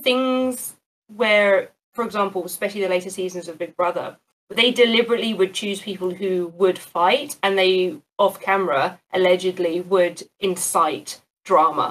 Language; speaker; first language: English; native; English